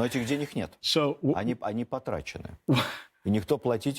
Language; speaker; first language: Russian; native; Russian